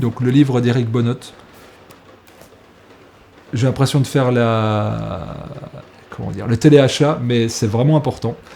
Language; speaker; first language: French; native; French